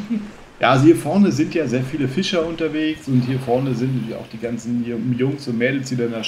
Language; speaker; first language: German; native; German